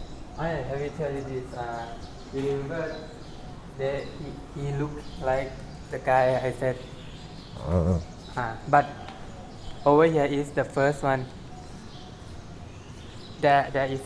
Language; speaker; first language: English; non-native, learner; Thai